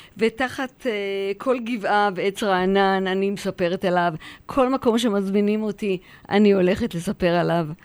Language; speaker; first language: Hebrew; early bilingual, other home language; Polish